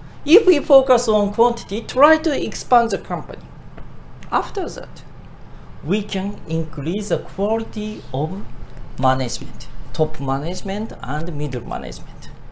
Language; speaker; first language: English; non-native, fluent; Japanese